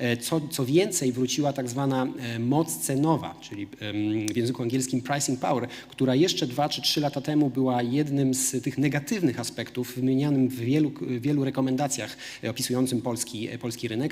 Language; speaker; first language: Polish; native; Polish